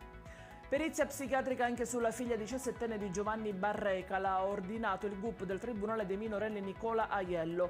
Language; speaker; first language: Italian; native; Italian